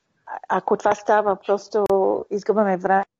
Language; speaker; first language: Bulgarian; early bilingual, heritage; Bulgarian